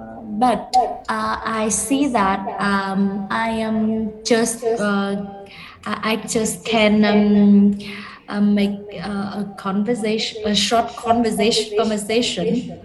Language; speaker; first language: English; non-native, learner; Vietnamese